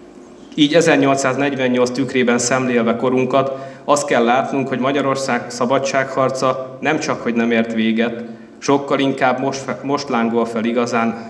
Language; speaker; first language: Hungarian; native; Hungarian